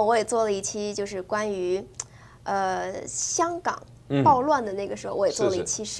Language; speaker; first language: Chinese; native; Chinese